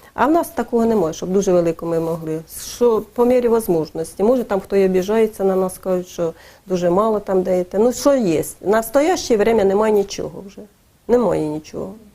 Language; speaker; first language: Ukrainian; native; Ukrainian